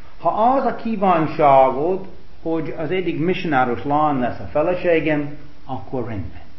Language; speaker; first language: Hungarian; non-native, fluent; English